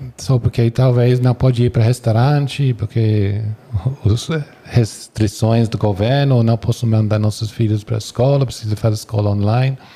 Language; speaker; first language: Portuguese; non-native, fluent; English